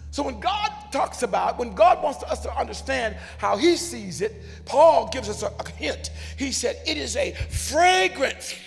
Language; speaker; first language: English; native; English